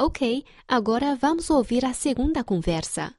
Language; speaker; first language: Portuguese; non-native, fluent; Chinese